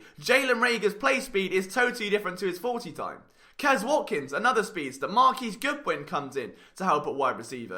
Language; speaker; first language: English; native; English